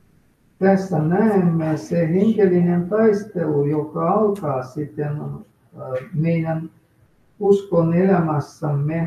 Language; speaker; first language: Finnish; non-native, fluent; Russian